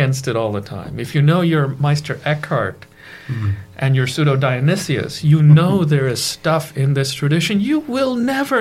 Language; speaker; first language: English; non-native, local second language; Malayalam